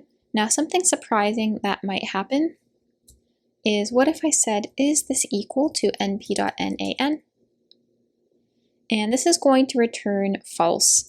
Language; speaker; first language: English; native; English